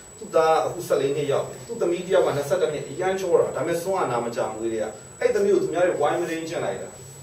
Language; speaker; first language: Burmese; non-native, local second language; Hakha Chin